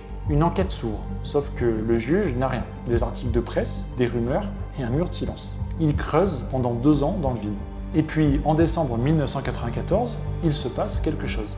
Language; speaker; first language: French; native; French